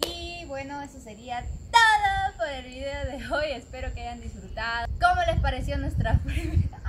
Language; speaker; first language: Spanish; native; Spanish